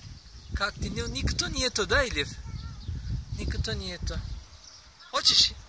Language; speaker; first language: Russian; non-native, learner; Turkish